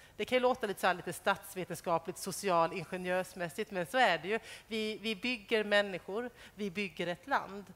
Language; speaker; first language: Swedish; native; Swedish